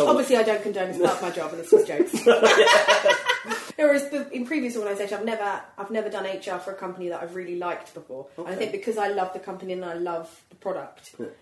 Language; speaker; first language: English; native; English